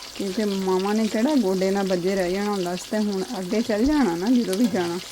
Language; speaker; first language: Urdu; non-native, local second language; Punjabi